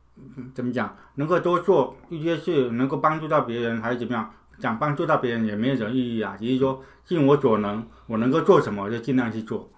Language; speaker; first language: Chinese; native; Chinese